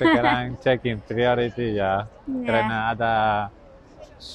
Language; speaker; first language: Indonesian; non-native, learner; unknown